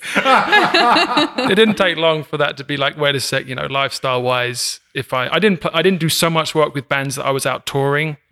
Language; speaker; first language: English; native; English